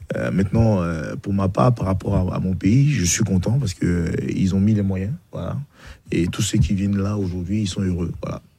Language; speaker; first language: French; native; French